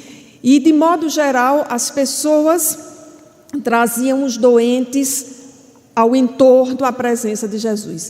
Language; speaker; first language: Portuguese; native; Portuguese